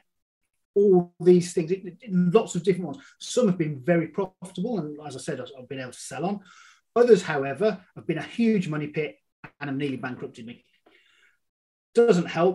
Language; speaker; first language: English; native; English